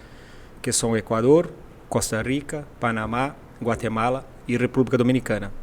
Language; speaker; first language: Spanish; non-native, fluent; Portuguese